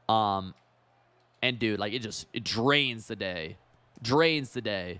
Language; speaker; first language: English; native; English